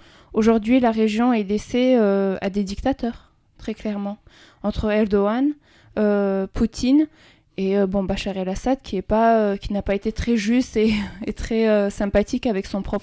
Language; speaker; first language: French; early bilingual, other home language; Kurdish